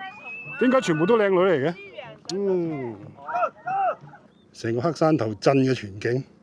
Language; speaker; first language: Cantonese; native; Cantonese